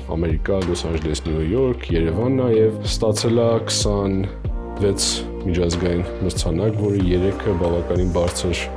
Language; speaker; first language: Armenian; early bilingual, heritage; Armenian